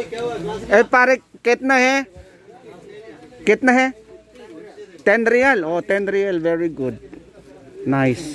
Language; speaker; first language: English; non-native, learner; Filipino